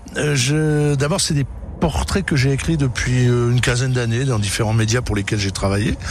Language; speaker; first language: French; native; French